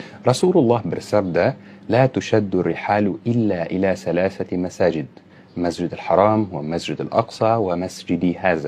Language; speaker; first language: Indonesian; non-native, fluent; Arabic